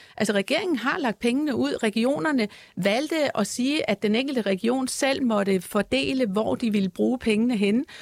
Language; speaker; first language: Danish; native; Danish